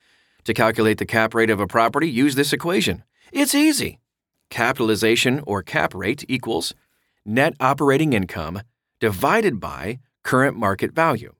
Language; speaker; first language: English; native; English